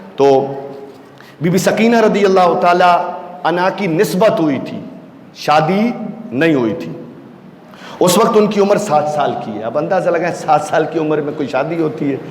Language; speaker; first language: Urdu; native; Urdu